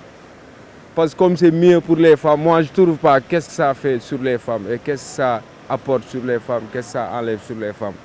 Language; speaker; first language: French; non-native, local second language; Wolof